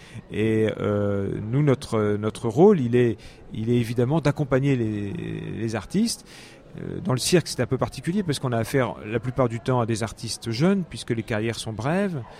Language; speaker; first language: French; native; French